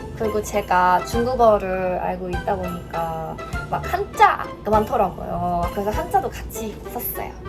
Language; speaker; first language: Korean; non-native, fluent; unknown